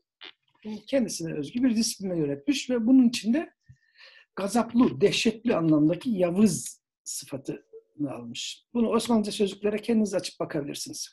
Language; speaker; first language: Turkish; native; Turkish